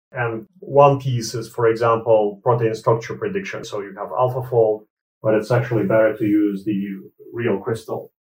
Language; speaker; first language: English; non-native, fluent; Latvian